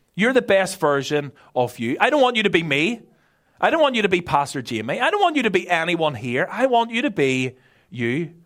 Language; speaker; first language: English; native; English